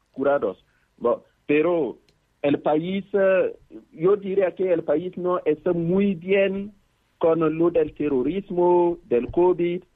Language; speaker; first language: Spanish; non-native, fluent; Mossi